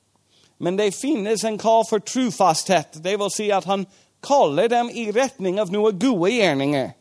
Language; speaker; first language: Norwegian; non-native, fluent; English